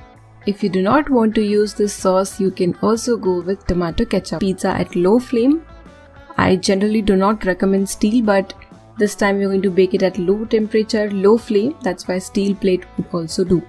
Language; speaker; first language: English; non-native, local second language; Hindi